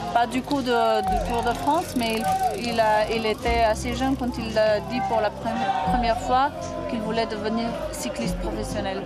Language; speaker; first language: French; non-native, fluent; Slovenian